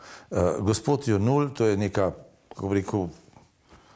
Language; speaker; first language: Slovenian; native; Slovenian